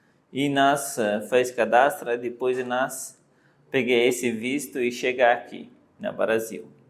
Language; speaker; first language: Portuguese; non-native, learner; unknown